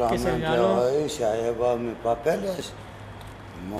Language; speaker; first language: Spanish; non-native, learner; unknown